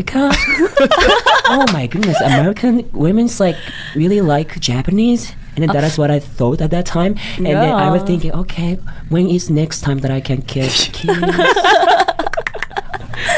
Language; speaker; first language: English; non-native, fluent; Japanese